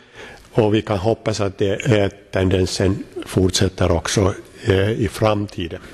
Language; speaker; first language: Swedish; non-native, local second language; Finnish